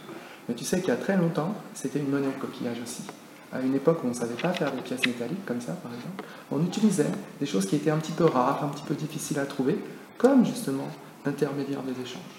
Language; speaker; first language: French; native; French